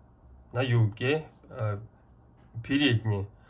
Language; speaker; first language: Russian; non-native, learner; Mongolian